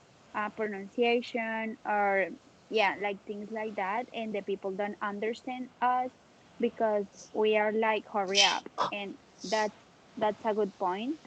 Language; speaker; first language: English; non-native, learner; Spanish